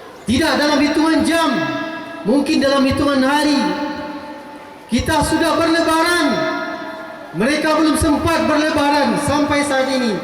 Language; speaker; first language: Indonesian; native; Indonesian